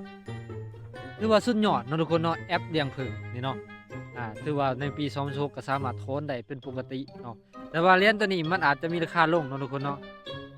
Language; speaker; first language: Thai; non-native, local second language; Northeastern Thai